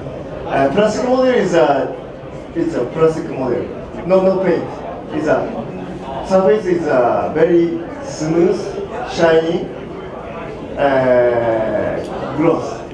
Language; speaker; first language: English; non-native, learner; Japanese